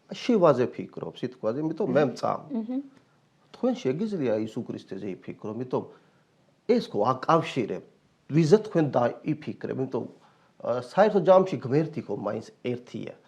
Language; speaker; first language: Georgian; non-native, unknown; Hindi